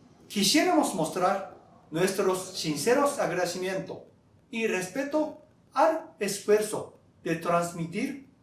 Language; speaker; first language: Spanish; non-native, fluent; Japanese